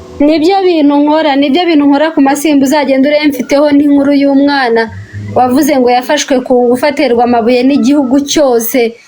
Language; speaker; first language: Kinyarwanda; native; Kinyarwanda